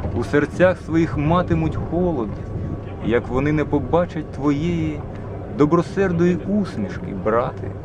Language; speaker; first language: Ukrainian; non-native, local second language; Russian